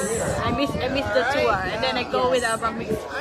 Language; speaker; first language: English; non-native, learner; Thai